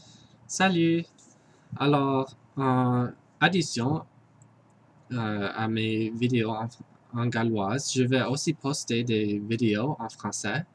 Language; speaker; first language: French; non-native, learner; English